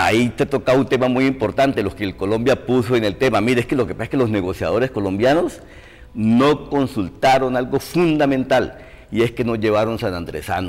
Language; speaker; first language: Spanish; native; Spanish